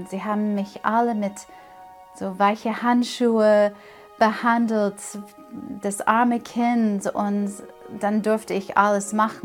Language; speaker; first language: German; non-native, fluent; English